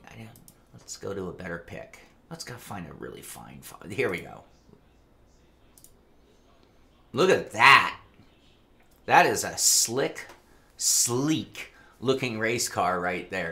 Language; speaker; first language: English; native; English